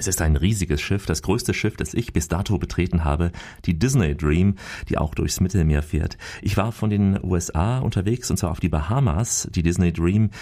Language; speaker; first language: German; native; German